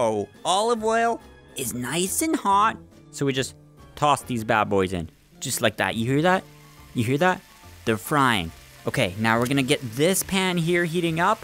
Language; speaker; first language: English; native; English